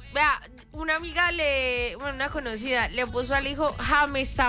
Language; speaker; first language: Spanish; native; Spanish